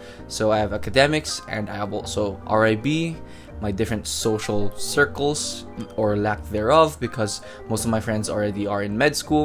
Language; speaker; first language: English; non-native, local second language; Filipino